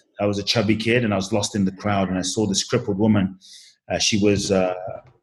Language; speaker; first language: English; native; English